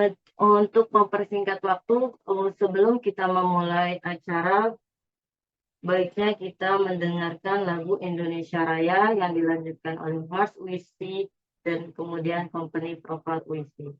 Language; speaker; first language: Indonesian; native; Indonesian